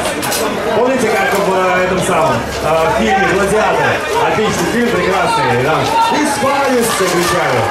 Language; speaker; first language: Russian; native; Russian